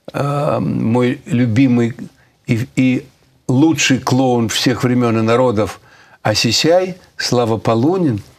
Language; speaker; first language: Russian; native; Russian